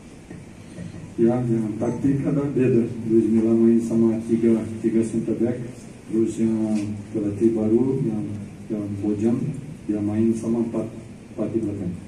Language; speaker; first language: Indonesian; non-native, learner; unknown